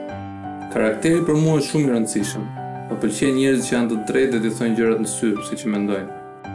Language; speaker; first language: Albanian; early bilingual, heritage; Albanian